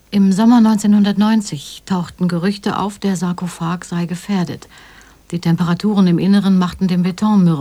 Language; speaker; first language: German; native; German